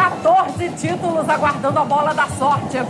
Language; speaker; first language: Portuguese; native; Portuguese